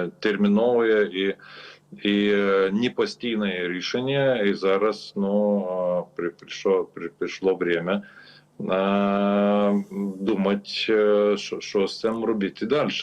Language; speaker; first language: Ukrainian; non-native, learner; Lithuanian